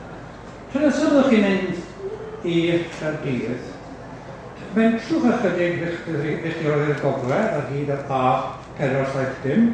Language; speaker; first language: Welsh; native; Welsh